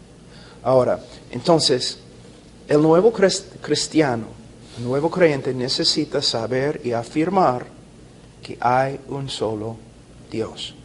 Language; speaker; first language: Spanish; non-native, fluent; English